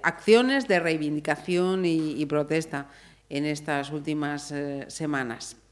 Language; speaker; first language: Spanish; native; Spanish